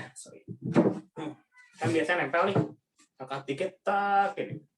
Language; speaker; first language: Indonesian; native; Indonesian